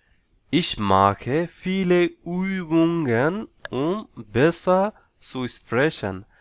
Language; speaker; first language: German; non-native, learner; Bangla